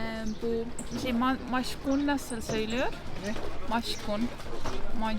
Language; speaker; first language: Turkish; non-native, learner; Estonian